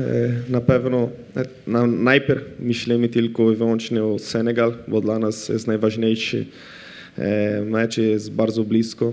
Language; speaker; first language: Polish; non-native, fluent; Portuguese